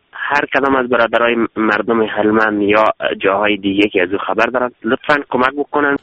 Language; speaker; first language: Persian; native; Persian